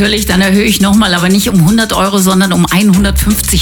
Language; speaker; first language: German; native; German